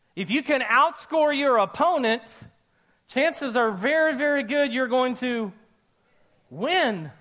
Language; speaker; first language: English; native; English